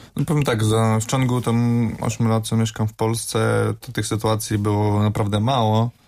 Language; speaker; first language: Polish; non-native, fluent; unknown